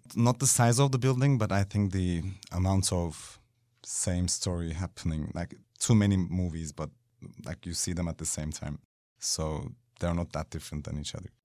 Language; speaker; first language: English; non-native, fluent; Turkish